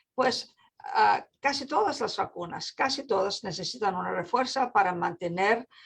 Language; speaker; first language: Spanish; non-native, fluent; English